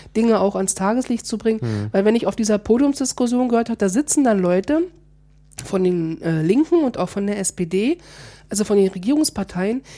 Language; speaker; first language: German; native; German